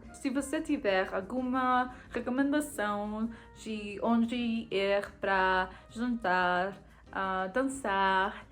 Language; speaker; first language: Portuguese; non-native, learner; Spanish